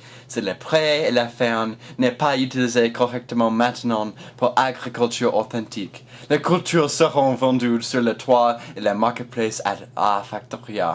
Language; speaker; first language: French; non-native, learner; English